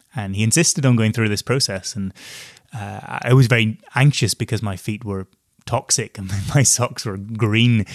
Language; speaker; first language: English; native; English